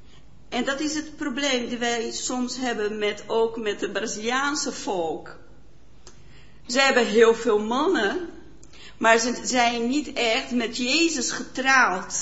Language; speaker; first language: Dutch; non-native, fluent; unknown